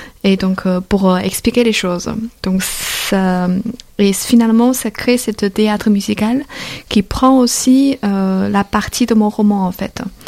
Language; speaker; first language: French; non-native, fluent; Chinese